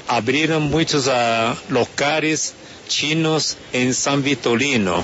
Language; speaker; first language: Spanish; non-native, fluent; Chinese